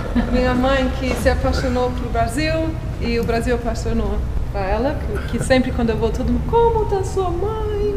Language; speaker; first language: Portuguese; early bilingual, heritage; Portuguese